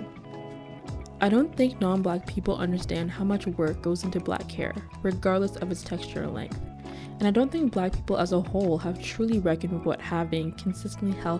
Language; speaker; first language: English; native; English